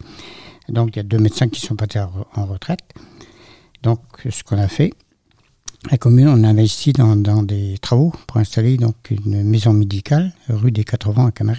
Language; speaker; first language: French; native; French